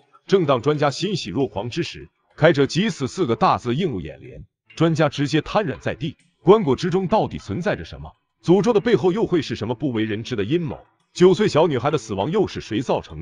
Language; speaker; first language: Chinese; native; Chinese